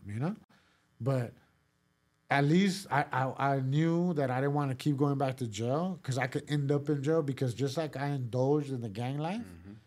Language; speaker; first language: English; early bilingual, other home language; Spanish